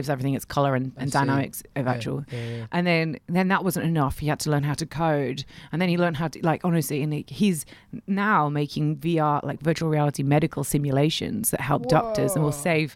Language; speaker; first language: English; native; English